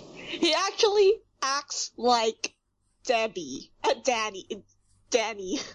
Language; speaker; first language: English; non-native, local second language; Filipino